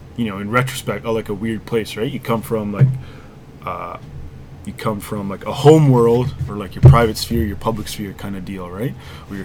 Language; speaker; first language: English; native; English